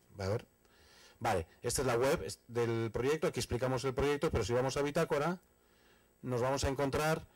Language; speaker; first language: Spanish; native; Spanish